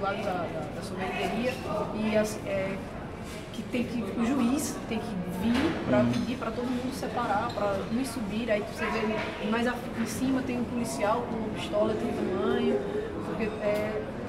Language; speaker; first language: Portuguese; native; Portuguese